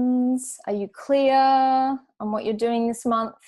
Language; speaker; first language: English; native; English